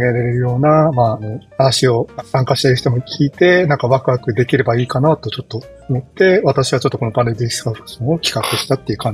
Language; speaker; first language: Japanese; native; Japanese